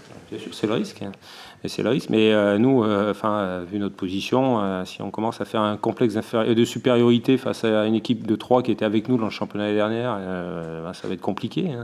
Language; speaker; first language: French; native; French